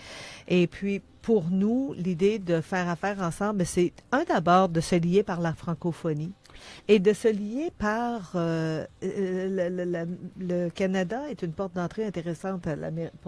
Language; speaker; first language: French; native; French